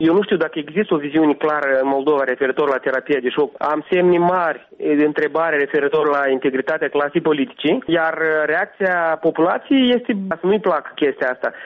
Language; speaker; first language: Romanian; non-native, local second language; Gagauz